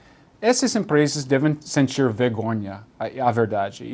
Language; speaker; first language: Portuguese; non-native, learner; English